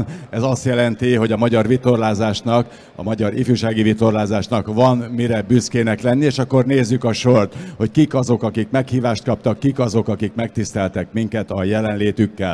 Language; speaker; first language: Hungarian; native; Hungarian